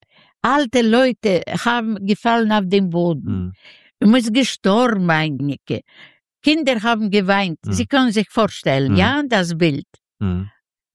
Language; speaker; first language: German; non-native, learner; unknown